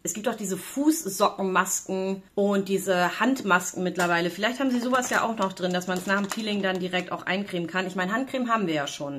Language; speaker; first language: German; native; German